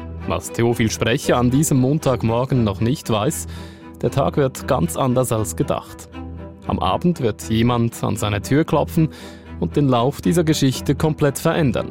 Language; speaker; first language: German; native; German